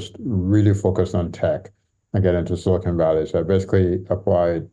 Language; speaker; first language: English; non-native, local second language; Yoruba